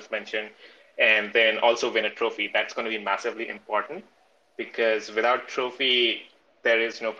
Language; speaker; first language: English; non-native, local second language; Hindi